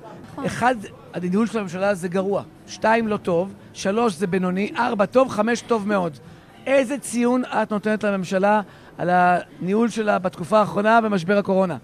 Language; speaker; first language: Hebrew; native; Hebrew